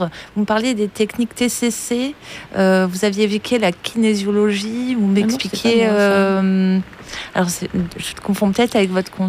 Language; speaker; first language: French; native; French